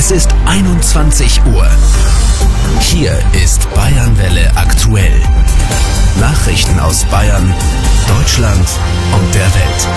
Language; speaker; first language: German; native; German